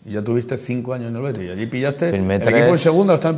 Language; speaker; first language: Spanish; native; Spanish